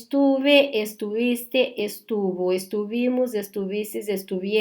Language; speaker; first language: Spanish; non-native, fluent; Portuguese